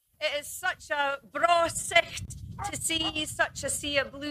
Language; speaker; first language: English; native; English